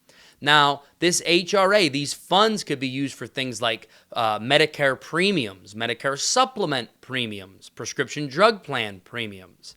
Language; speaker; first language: English; native; English